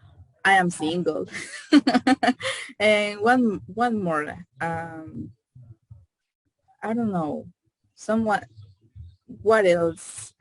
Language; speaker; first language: English; non-native, learner; Spanish